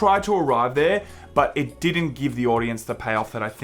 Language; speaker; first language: English; native; English